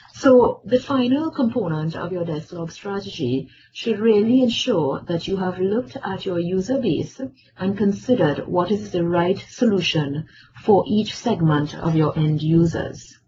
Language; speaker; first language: English; native; English